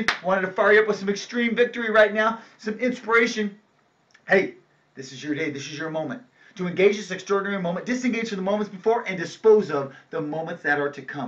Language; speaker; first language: English; native; English